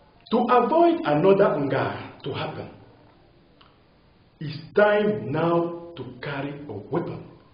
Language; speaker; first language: English; non-native, local second language; French